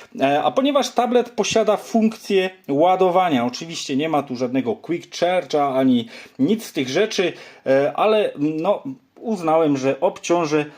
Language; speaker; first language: Polish; native; Polish